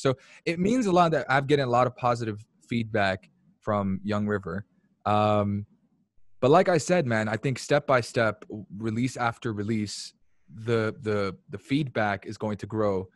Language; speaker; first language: English; early bilingual, other home language; Arabic